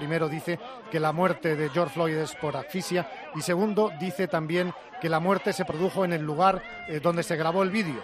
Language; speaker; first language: Spanish; native; Spanish